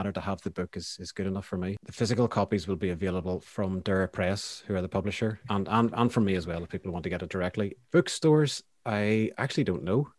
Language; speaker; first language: English; native; English